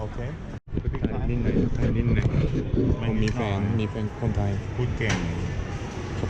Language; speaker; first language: Thai; non-native, learner; Korean